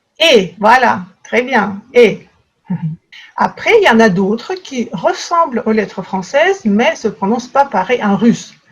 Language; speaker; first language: French; non-native, fluent; Russian